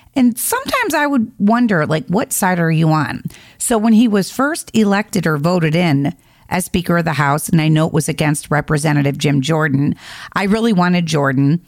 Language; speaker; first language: English; native; English